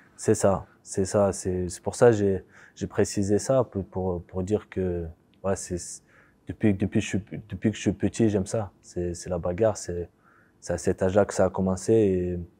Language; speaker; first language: French; early bilingual, other home language; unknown